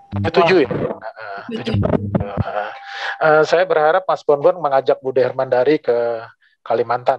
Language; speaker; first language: Indonesian; native; Indonesian